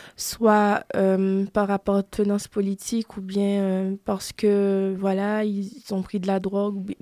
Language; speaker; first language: French; non-native, local second language; Haitian Creole